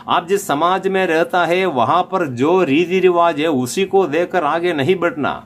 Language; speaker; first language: Hindi; non-native, local second language; Malayalam